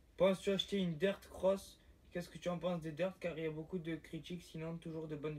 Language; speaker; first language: French; native; French